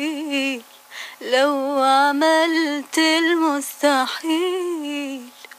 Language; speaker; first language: Arabic; native; Arabic